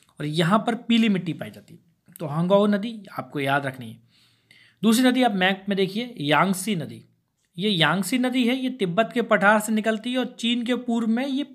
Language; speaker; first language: Hindi; native; Hindi